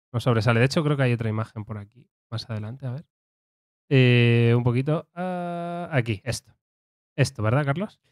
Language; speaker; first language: Spanish; native; Spanish